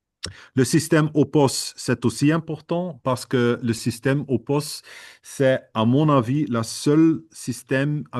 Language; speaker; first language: French; non-native, fluent; Dutch